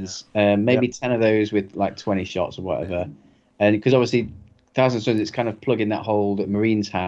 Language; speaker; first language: English; native; English